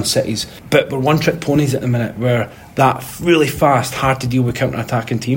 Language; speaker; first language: English; native; English